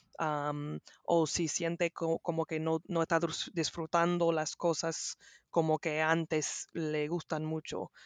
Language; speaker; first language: Spanish; non-native, learner; English